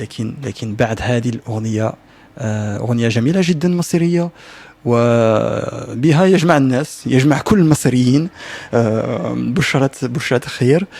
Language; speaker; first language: Arabic; non-native, learner; French